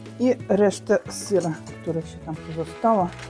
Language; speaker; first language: Polish; non-native, learner; Russian